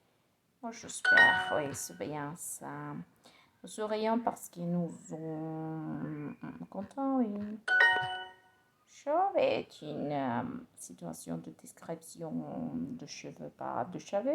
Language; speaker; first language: French; non-native, learner; Spanish